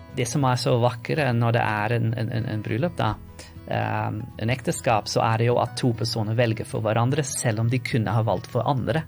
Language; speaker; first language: Norwegian; non-native, fluent; English